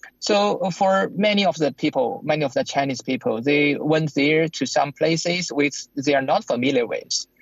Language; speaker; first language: English; non-native, fluent; Chinese